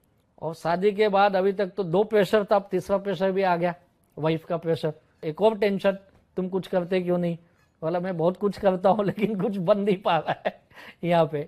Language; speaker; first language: Hindi; native; Hindi